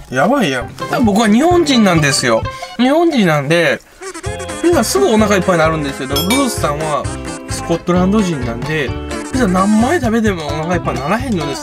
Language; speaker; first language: Japanese; native; Japanese